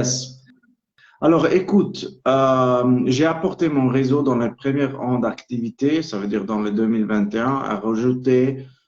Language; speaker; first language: French; non-native, local second language; Italian